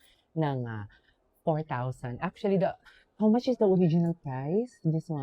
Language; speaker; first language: English; non-native, learner; Filipino